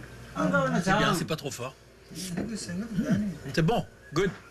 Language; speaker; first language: French; native; French